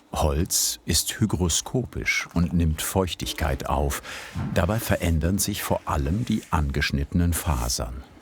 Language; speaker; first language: German; native; German